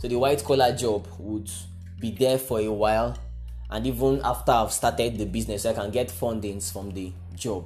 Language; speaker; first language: English; non-native, local second language; Igbo